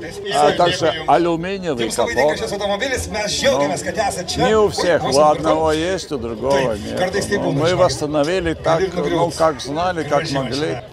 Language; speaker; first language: Russian; non-native, fluent; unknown